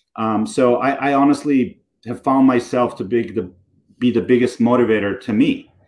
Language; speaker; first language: English; non-native, fluent; Serbian